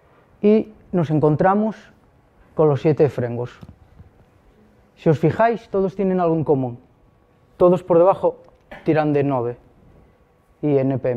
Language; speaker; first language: Spanish; native; Spanish